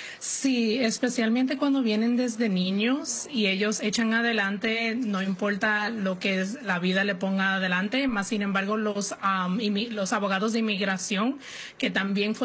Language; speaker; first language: Spanish; early bilingual, heritage; Spanish